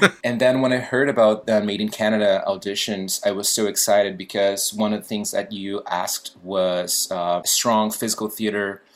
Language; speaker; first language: English; non-native, fluent; Portuguese